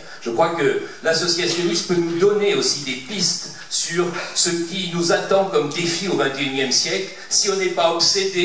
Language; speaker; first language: French; native; French